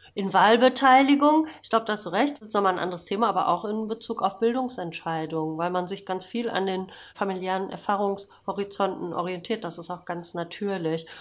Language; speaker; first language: German; native; German